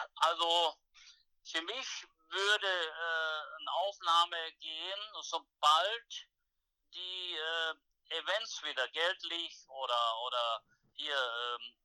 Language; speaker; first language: German; native; German